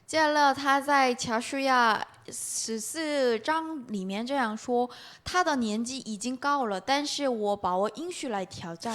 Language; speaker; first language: Chinese; non-native, learner; Korean